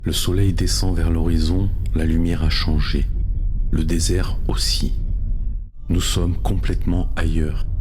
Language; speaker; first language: French; native; French